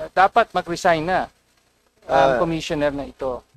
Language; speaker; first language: Filipino; native; Filipino